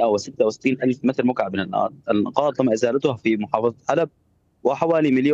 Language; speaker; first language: Arabic; native; Arabic